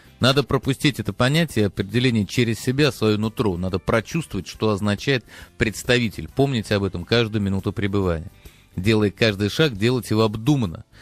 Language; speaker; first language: Russian; native; Russian